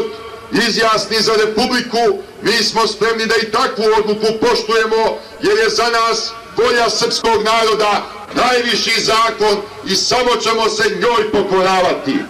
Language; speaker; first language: Bosnian; native; Bosnian